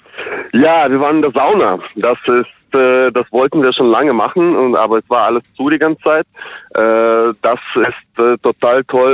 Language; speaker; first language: German; non-native, fluent; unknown